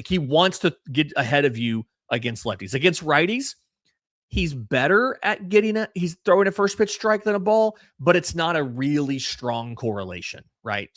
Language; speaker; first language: English; native; English